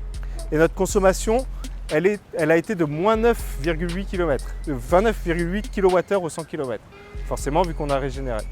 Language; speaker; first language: French; native; French